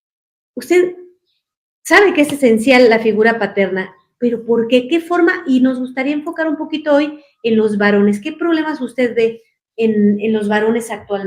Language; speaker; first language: Spanish; native; Spanish